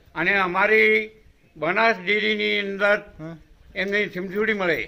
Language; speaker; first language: Hindi; non-native, local second language; Gujarati